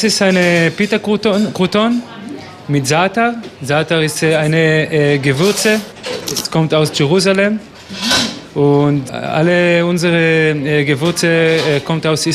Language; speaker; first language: German; non-native, learner; Hebrew